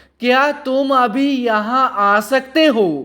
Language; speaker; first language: Hindi; non-native, fluent; Bangla